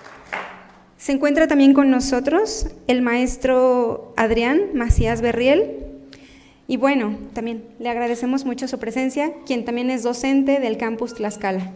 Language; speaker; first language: Spanish; native; Spanish